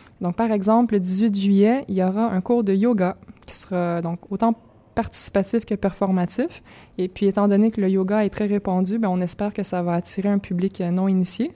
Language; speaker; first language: French; native; French